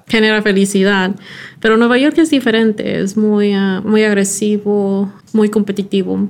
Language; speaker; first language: Spanish; early bilingual, heritage; Spanish